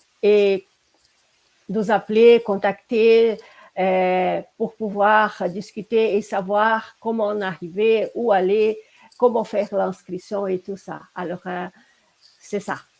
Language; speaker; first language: French; non-native, fluent; Portuguese